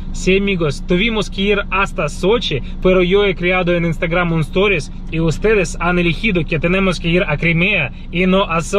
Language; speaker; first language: Spanish; non-native, fluent; Russian